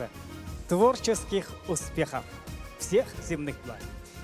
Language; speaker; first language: Russian; native; Russian